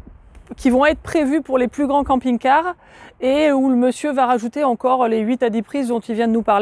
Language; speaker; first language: French; native; French